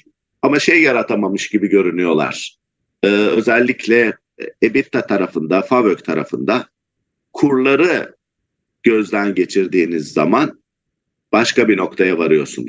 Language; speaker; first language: Turkish; native; Turkish